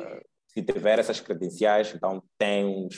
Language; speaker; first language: Portuguese; native; Portuguese